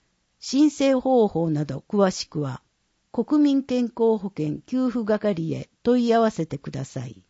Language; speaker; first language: Japanese; native; Japanese